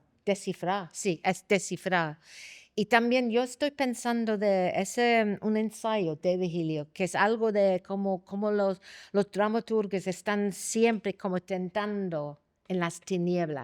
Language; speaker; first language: Spanish; non-native, fluent; English